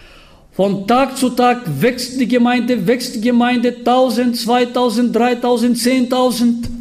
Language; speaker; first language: German; non-native, fluent; Bulgarian